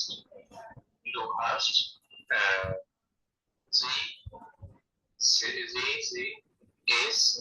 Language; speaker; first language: German; non-native, learner; Bangla